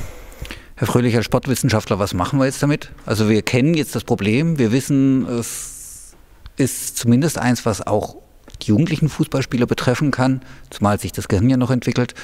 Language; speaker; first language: German; native; German